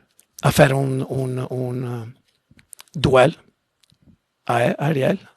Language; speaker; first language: French; non-native, learner; Italian